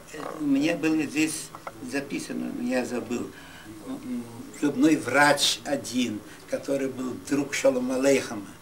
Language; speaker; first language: Russian; non-native, local second language; Yiddish